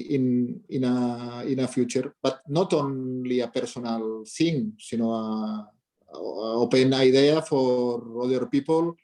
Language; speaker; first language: English; non-native, learner; Catalan